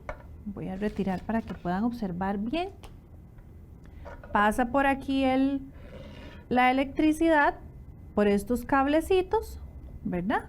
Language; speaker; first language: Spanish; native; Spanish